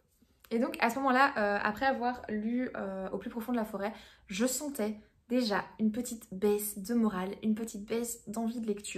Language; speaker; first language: French; native; French